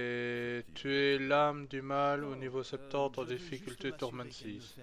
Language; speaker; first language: French; native; French